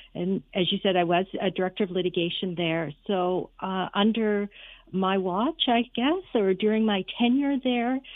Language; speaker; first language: English; native; English